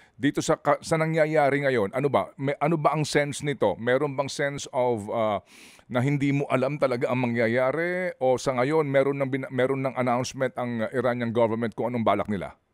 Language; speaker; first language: Filipino; native; Filipino